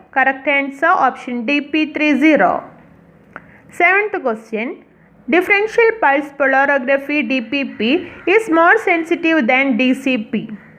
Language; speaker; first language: English; non-native, local second language; Malayalam